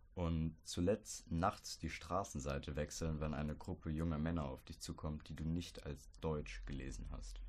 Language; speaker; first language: German; native; German